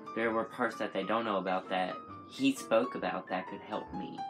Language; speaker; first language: English; native; English